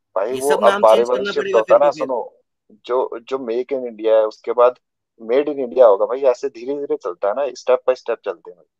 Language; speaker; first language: Hindi; native; Hindi